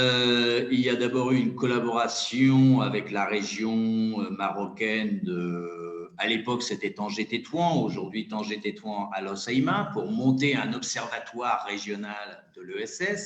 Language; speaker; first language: French; native; French